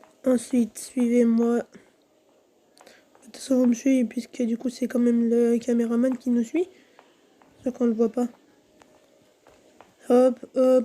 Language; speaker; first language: French; native; French